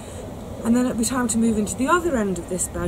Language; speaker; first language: English; native; English